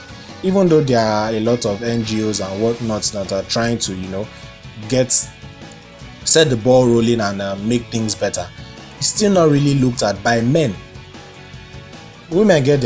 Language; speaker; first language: English; non-native, local second language; Igbo